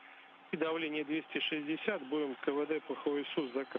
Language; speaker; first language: Russian; native; Russian